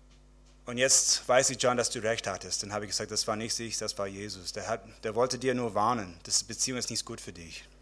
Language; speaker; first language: German; non-native, fluent; English